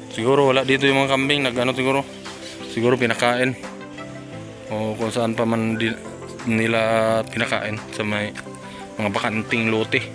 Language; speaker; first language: Filipino; non-native, local second language; Bikol